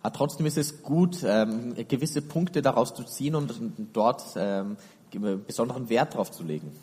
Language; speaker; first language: German; native; German